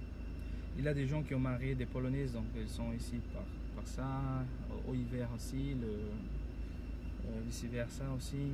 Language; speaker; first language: French; non-native, fluent; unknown